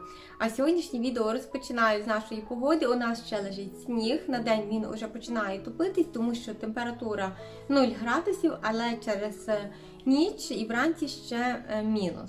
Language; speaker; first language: Ukrainian; native; Ukrainian